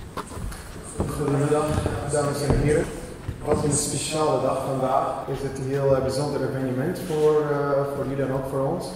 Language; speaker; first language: Dutch; non-native, learner; Arabic